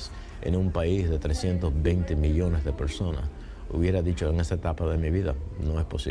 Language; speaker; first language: Spanish; early bilingual, heritage; Spanish